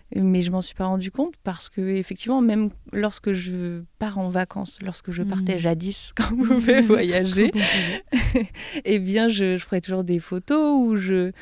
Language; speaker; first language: French; native; French